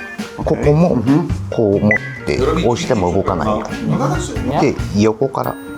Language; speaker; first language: Japanese; native; Japanese